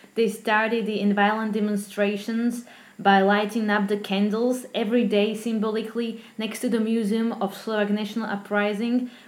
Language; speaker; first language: English; non-native, fluent; Slovak